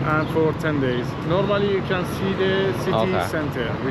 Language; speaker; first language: English; non-native, learner; Persian